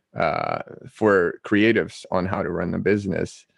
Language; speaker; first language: English; non-native, fluent; Dutch